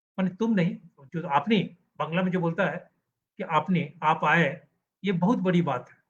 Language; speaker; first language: Hindi; native; Hindi